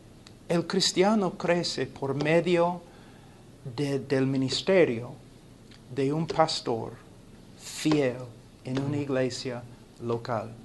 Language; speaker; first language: Spanish; non-native, fluent; English